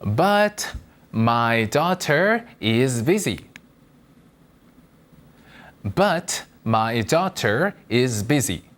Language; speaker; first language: English; non-native, fluent; Korean